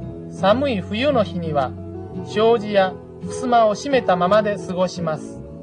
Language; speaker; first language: Japanese; non-native, fluent; Chinese